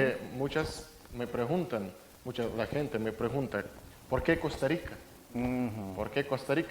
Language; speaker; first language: Spanish; non-native, fluent; Russian